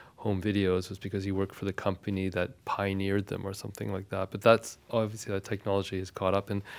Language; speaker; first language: English; non-native, fluent; Armenian